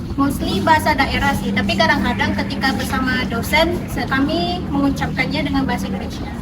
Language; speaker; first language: Indonesian; non-native, local second language; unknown